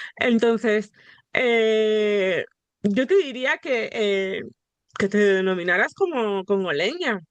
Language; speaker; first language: Spanish; native; Spanish